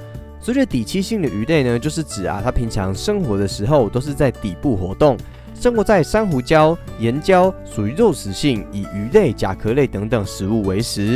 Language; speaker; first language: Chinese; native; Chinese